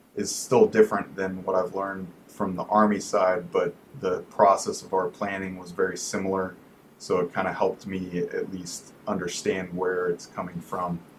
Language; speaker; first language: English; native; English